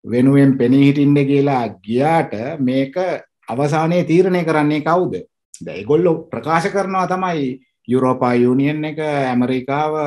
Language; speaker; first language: Sinhala; native; Sinhala